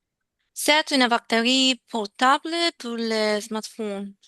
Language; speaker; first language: French; non-native, learner; Spanish